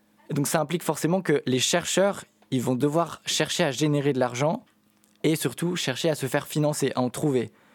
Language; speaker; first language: French; native; French